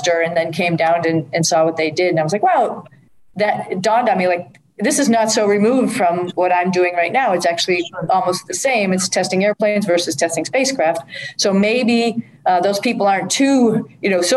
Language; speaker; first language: English; native; English